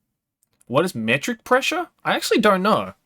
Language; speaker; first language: English; native; English